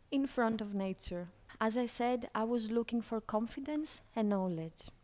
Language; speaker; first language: English; non-native, fluent; Greek